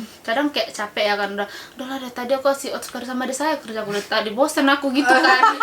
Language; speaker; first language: Indonesian; native; Indonesian